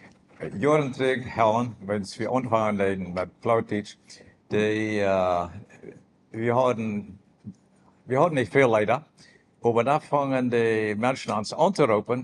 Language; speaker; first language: German; non-native, learner; Plautdietsch